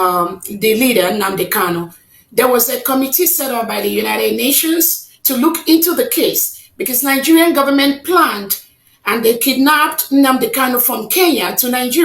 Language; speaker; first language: English; non-native, local second language; Igbo